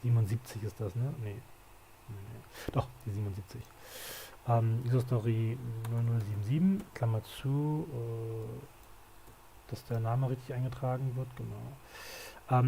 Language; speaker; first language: German; native; German